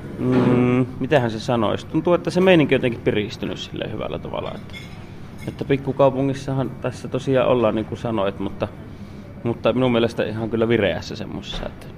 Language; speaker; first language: Finnish; native; Finnish